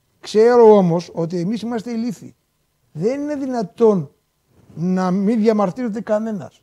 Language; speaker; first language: Greek; native; Greek